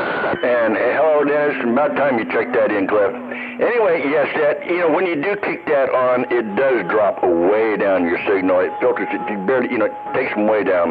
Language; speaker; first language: English; native; English